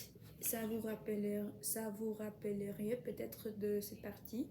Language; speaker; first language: French; non-native, fluent; Spanish